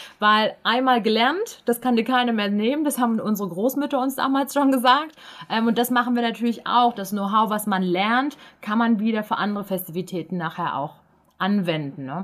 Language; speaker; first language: German; native; German